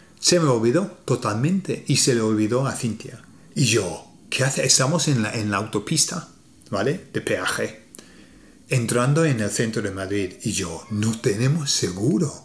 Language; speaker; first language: Spanish; non-native, fluent; English